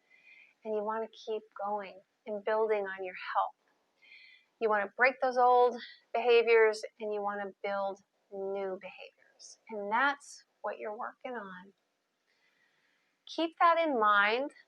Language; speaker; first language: English; native; English